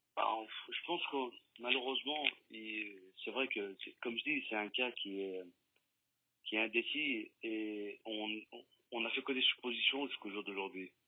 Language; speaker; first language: French; native; French